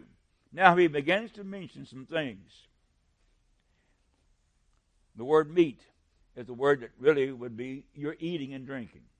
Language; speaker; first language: English; native; English